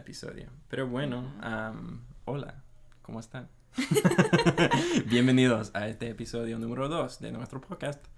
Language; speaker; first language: Spanish; non-native, fluent; English